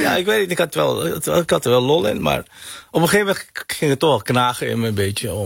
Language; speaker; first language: Dutch; early bilingual, other home language; Hakka Chinese